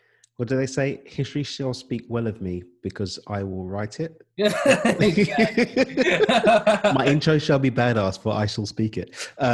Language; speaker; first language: English; native; English